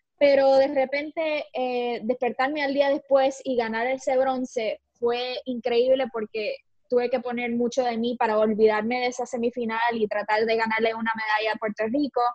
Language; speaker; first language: Spanish; native; Spanish